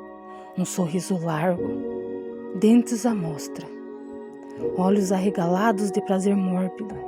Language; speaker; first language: Portuguese; native; Portuguese